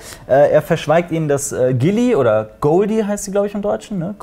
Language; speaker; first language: German; native; German